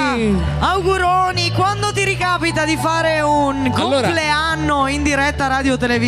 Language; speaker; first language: Italian; native; Italian